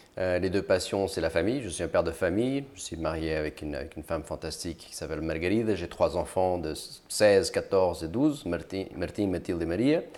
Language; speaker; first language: French; early bilingual, other home language; Portuguese